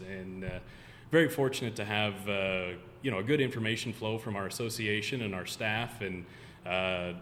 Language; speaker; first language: English; native; English